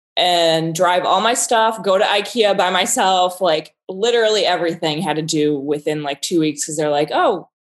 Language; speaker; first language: English; native; English